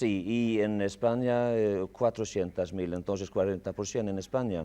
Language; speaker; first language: Spanish; non-native, fluent; Swedish